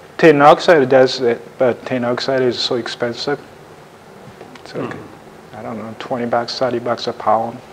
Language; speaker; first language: English; non-native, fluent; Japanese